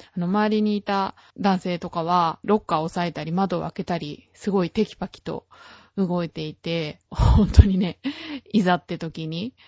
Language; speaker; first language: Japanese; native; Japanese